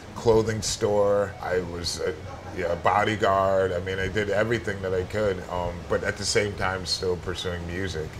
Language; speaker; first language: English; native; English